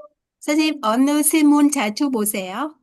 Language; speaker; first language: Korean; non-native, learner; Vietnamese